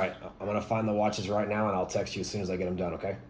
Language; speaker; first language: English; native; English